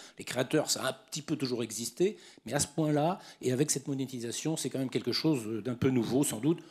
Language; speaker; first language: French; native; French